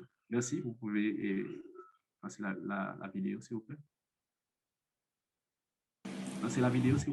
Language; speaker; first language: French; non-native, local second language; Haitian Creole